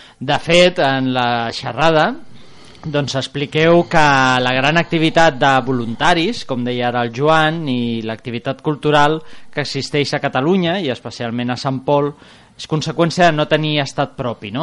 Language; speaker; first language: Catalan; native; Catalan